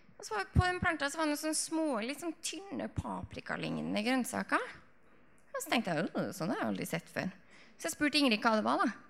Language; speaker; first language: Norwegian; native; Norwegian